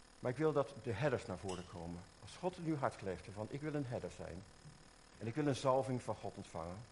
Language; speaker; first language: Dutch; native; Dutch